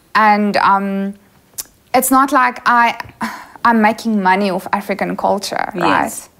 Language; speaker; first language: English; non-native, local second language; Afrikaans